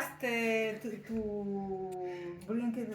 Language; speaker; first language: English; non-native, learner; Russian